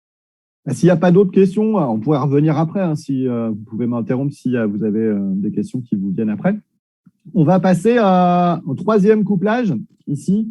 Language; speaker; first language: French; native; French